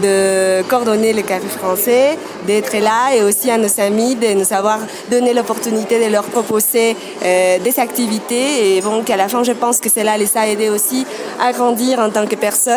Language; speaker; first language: French; non-native, fluent; Spanish